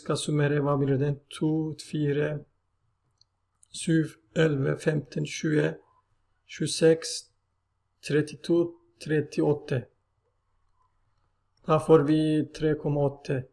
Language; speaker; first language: Norwegian; non-native, learner; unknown